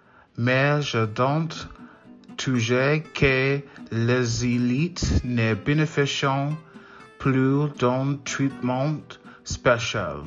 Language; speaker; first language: French; non-native, learner; English